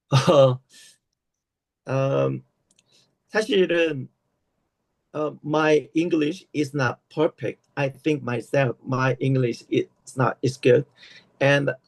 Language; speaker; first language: English; non-native, learner; Korean